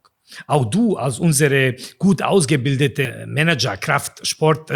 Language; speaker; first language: German; non-native, fluent; Bosnian